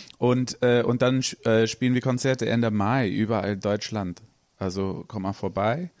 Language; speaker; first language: German; non-native, fluent; English